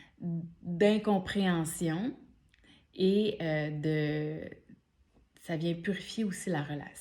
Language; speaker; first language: French; native; French